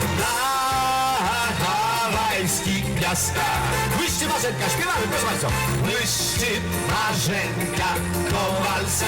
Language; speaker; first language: Polish; native; Polish